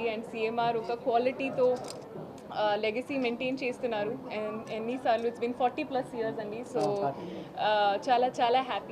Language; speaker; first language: Telugu; non-native, local second language; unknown